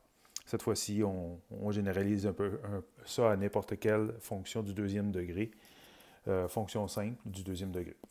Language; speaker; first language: French; native; French